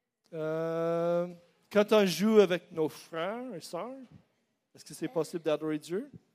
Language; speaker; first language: French; non-native, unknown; English